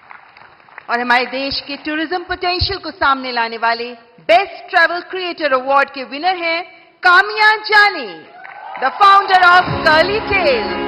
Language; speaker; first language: Hindi; native; Hindi